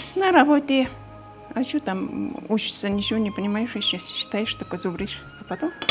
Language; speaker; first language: Russian; non-native, local second language; Tatar